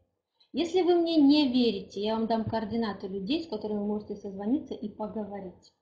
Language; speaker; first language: Russian; native; Russian